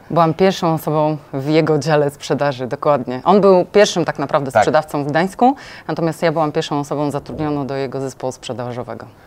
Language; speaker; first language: Polish; native; Polish